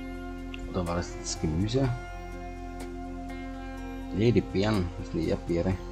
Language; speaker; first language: German; native; German